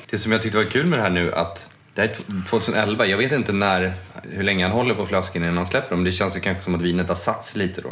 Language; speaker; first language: Swedish; native; Swedish